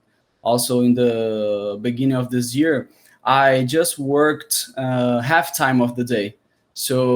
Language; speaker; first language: English; non-native, learner; Portuguese